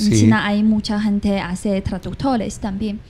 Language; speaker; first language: Spanish; non-native, fluent; Chinese